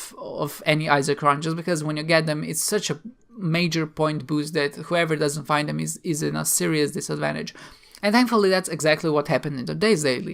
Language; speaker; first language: English; non-native, fluent; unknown